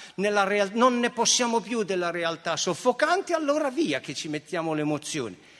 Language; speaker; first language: Italian; native; Italian